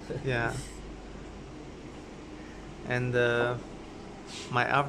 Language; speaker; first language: English; non-native, learner; Chinese